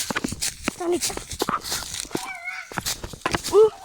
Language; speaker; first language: French; native; French